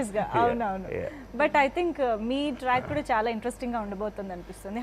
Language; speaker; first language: Telugu; native; Telugu